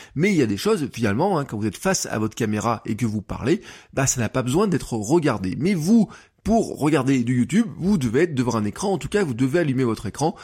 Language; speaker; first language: French; native; French